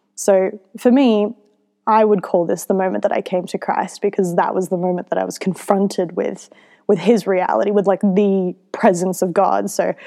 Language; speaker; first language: English; native; English